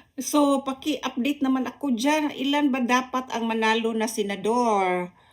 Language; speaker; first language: Filipino; non-native, local second language; Cebuano